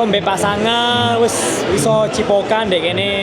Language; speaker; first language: Indonesian; native; Indonesian